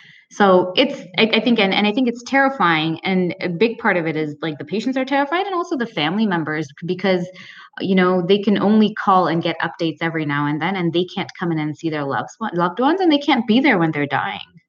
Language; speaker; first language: English; early bilingual, other home language; Punjabi